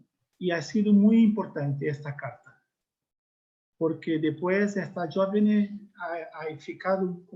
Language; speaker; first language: Spanish; non-native, learner; Portuguese